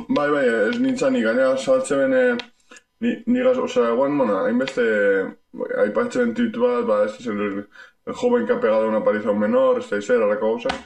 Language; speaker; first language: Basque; native; Basque